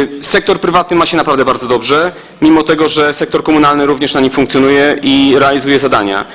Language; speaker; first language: Polish; native; Polish